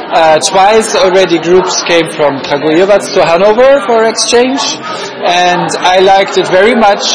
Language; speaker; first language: English; non-native, fluent; German